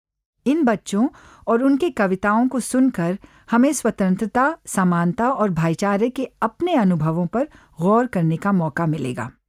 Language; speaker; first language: Hindi; native; Hindi